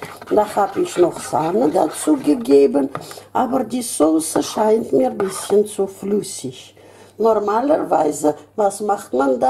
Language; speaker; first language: German; non-native, fluent; Russian